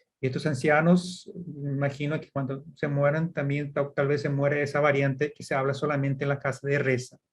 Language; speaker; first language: Spanish; early bilingual, heritage; Portuguese